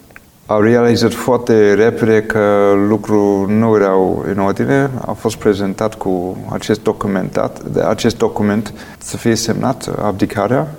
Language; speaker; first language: Romanian; non-native, fluent; English